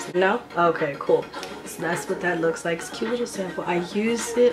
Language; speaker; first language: English; native; English